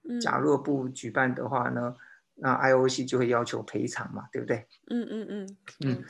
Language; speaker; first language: Chinese; native; Chinese